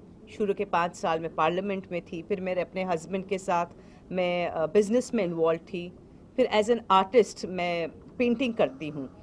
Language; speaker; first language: Hindi; native; Hindi